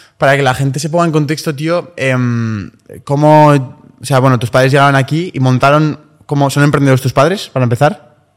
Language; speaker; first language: Spanish; native; Spanish